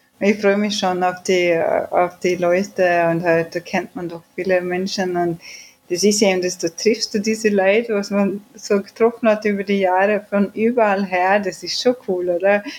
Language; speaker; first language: German; non-native, fluent; Swedish